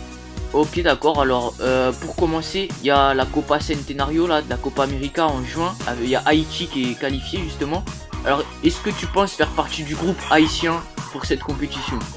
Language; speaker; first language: French; native; French